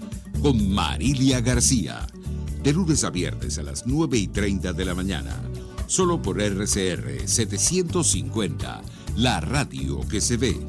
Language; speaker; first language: Spanish; native; Spanish